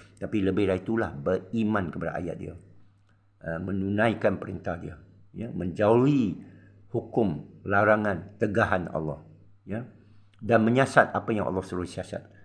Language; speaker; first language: Malay; non-native, local second language; Min Nan Chinese